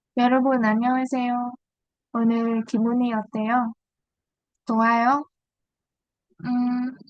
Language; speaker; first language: Korean; non-native, learner; Vietnamese